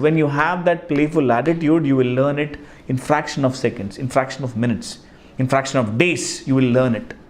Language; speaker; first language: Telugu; non-native, local second language; Hindi